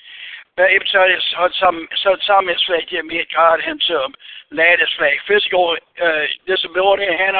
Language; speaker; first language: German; early bilingual, heritage; Pennsylvania German